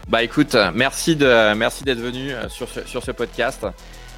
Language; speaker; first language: French; native; French